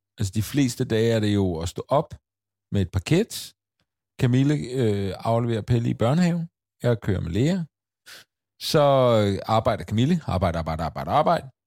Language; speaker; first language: Danish; native; Danish